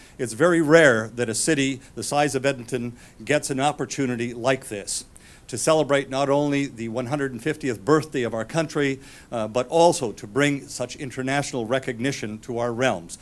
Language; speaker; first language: English; native; English